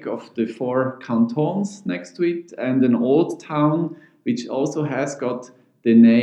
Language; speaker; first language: English; non-native, fluent; Swiss German